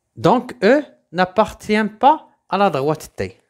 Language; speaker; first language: French; non-native, local second language; Arabic